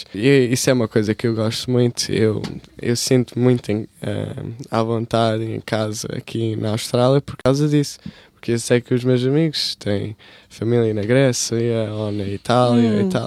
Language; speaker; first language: Portuguese; early bilingual, heritage; English